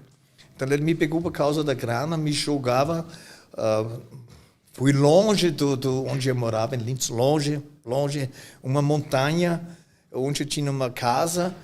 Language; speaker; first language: Portuguese; non-native, fluent; German